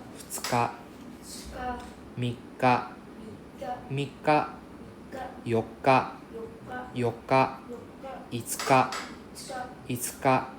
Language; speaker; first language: Japanese; non-native, fluent; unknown